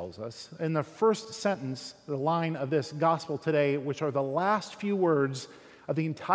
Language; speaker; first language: English; native; English